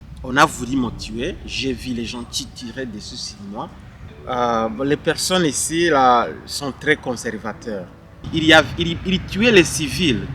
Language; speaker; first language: French; non-native, local second language; Kinyarwanda